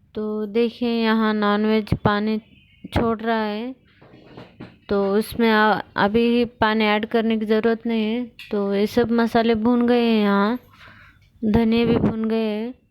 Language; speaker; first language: Hindi; non-native, local second language; Marathi